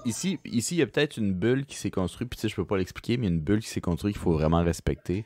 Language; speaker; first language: French; native; French